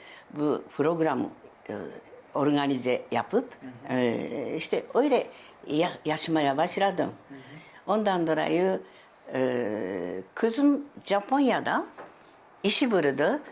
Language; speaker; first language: Turkish; non-native, fluent; Japanese